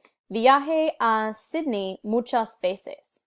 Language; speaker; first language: Spanish; non-native, learner; English